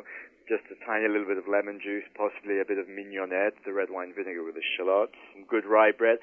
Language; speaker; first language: English; native; English